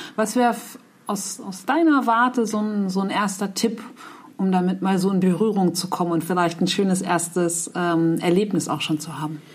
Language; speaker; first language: German; native; German